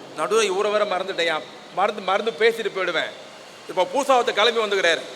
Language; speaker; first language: Tamil; native; Tamil